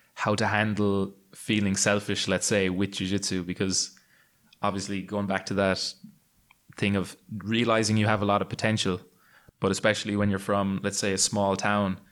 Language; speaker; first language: English; native; English